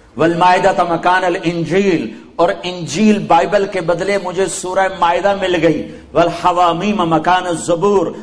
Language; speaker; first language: Urdu; non-native, local second language; Punjabi